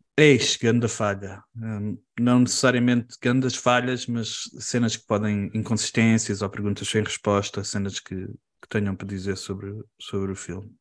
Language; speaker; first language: Portuguese; early bilingual, heritage; Portuguese